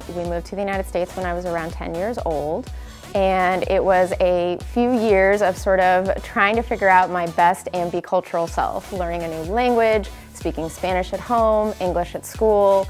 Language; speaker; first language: English; early bilingual, other home language; Spanish